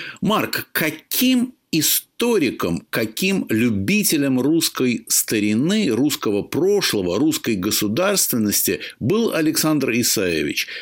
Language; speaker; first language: Russian; native; Russian